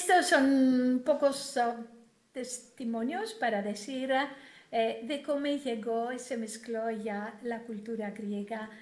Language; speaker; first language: Spanish; non-native, fluent; Greek